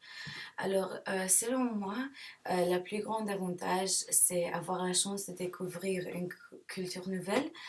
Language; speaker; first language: French; non-native, learner; English